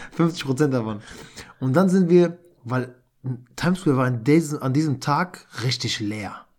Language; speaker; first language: German; early bilingual, other home language; Albanian